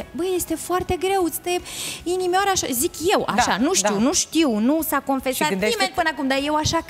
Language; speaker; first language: Romanian; native; Romanian